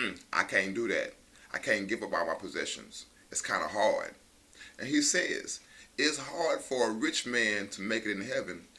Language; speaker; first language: English; native; English